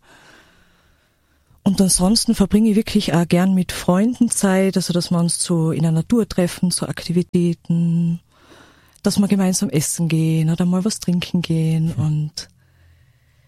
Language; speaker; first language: German; native; German